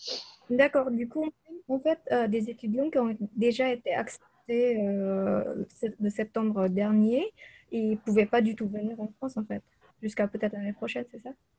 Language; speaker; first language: French; non-native, fluent; Indonesian